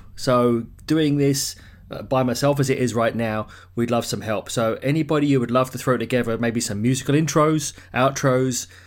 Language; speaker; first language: English; native; English